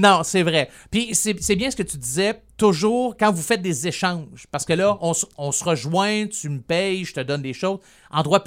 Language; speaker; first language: French; native; French